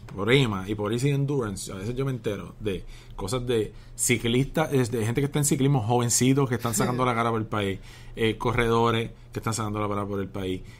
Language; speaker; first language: Spanish; native; Spanish